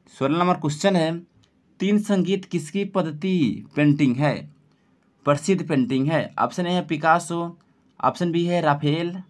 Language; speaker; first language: Hindi; native; Hindi